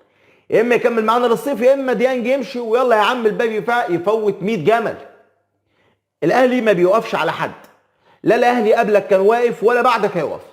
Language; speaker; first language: Arabic; native; Arabic